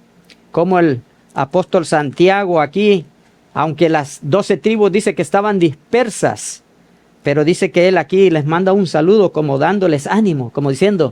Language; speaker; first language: Spanish; native; Spanish